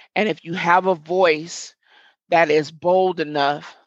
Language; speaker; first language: English; native; English